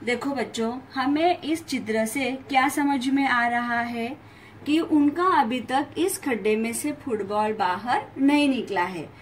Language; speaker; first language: Hindi; non-native, local second language; Marathi